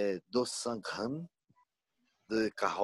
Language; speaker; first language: French; non-native, learner; Portuguese